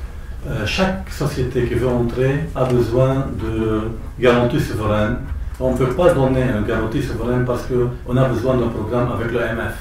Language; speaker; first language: French; non-native, local second language; Arabic